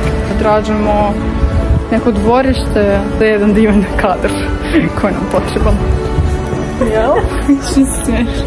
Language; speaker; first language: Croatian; non-native, learner; Russian